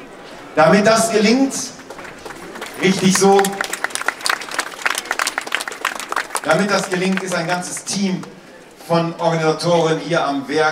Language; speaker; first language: German; native; German